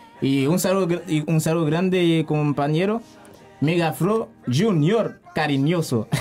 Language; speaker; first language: Spanish; non-native, learner; Haitian Creole